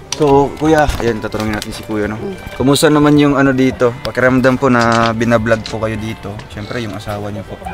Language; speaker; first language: Filipino; non-native, local second language; Cebuano